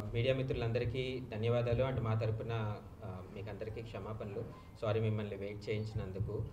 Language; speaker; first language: Telugu; native; Telugu